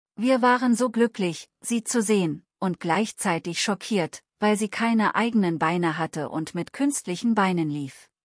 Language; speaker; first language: German; non-native, fluent; Telugu